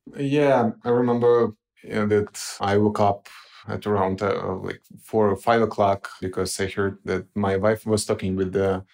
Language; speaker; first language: English; non-native, fluent; Ukrainian